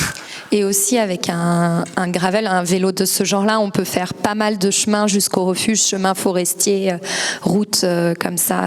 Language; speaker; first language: French; native; French